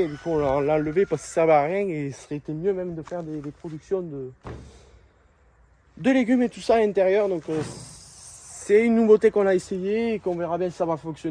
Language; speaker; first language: French; native; French